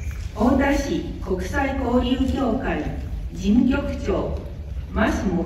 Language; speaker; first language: Japanese; native; Japanese